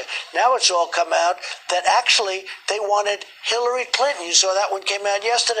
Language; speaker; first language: English; native; English